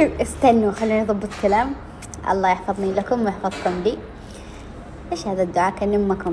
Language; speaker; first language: Arabic; native; Arabic